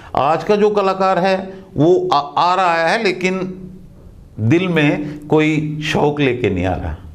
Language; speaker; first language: Hindi; non-native, local second language; Dogri